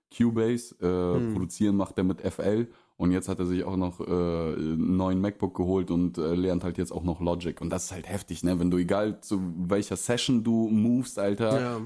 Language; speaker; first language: German; early bilingual, other home language; Russian